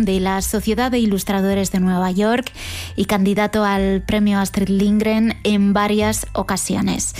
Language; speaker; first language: Spanish; native; Spanish